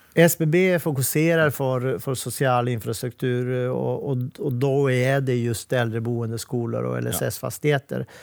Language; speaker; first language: Swedish; non-native, fluent; Serbian